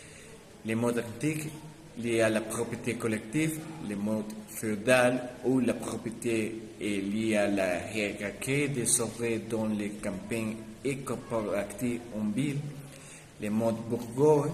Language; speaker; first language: French; non-native, learner; Spanish